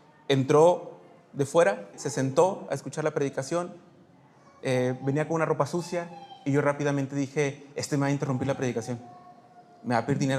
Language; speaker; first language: Spanish; native; Spanish